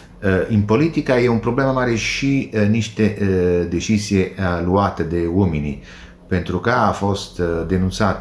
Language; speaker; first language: Romanian; non-native, learner; Italian